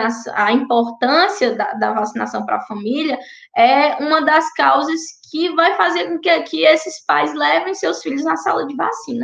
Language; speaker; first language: Portuguese; native; Portuguese